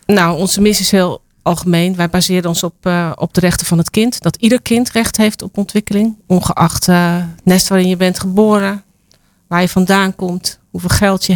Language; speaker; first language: Dutch; native; Dutch